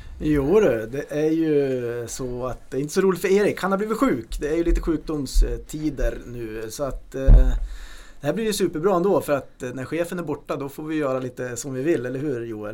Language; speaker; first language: Swedish; native; Swedish